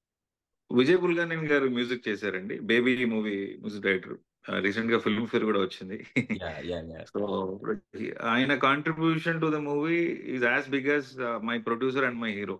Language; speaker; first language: Telugu; native; Telugu